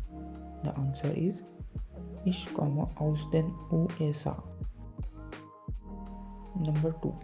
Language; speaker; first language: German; non-native, fluent; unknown